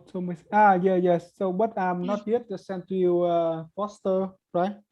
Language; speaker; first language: English; non-native, learner; Vietnamese